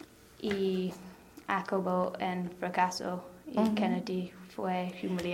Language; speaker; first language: Spanish; non-native, learner; English